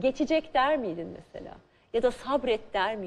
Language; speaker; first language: Turkish; native; Turkish